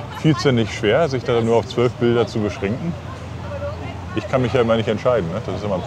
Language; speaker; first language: German; native; German